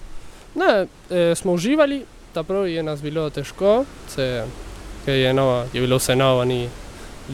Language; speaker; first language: Slovenian; early bilingual, heritage; Spanish